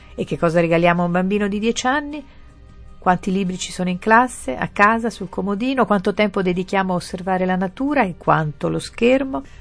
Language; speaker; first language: Italian; native; Italian